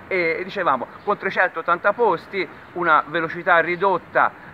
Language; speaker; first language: Italian; native; Italian